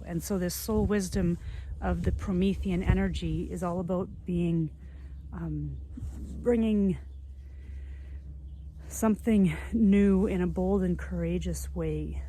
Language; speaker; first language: English; native; English